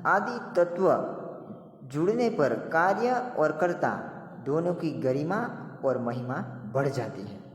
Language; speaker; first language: Hindi; non-native, local second language; Gujarati